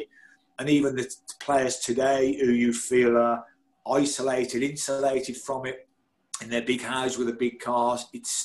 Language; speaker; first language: English; native; English